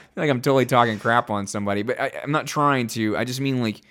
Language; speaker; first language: English; native; English